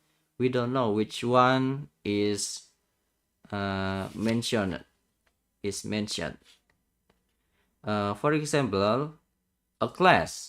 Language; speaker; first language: English; non-native, learner; Indonesian